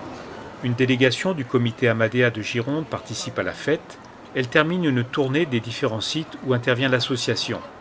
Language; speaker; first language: French; native; French